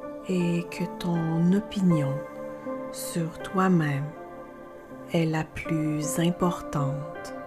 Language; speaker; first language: French; native; French